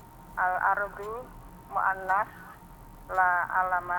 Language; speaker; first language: Arabic; non-native, learner; Indonesian